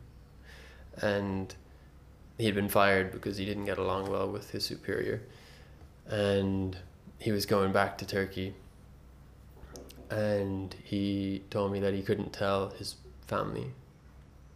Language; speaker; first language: English; native; English